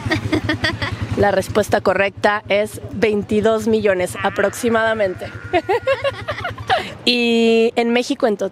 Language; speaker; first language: Spanish; native; Spanish